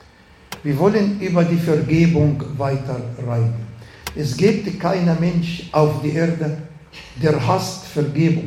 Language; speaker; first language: German; non-native, learner; Arabic